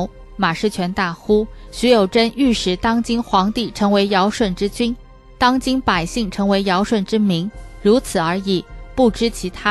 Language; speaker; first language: Chinese; native; Chinese